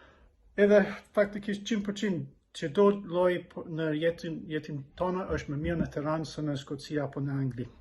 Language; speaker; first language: Albanian; non-native, learner; English